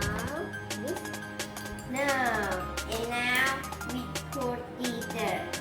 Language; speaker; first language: English; non-native, learner; Vietnamese